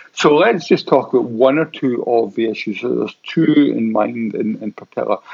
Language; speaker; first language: English; native; English